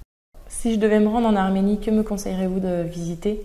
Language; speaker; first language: French; native; French